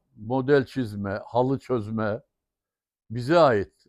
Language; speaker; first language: Turkish; native; Turkish